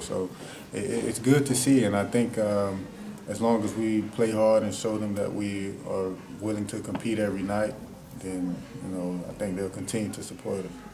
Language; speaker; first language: English; native; English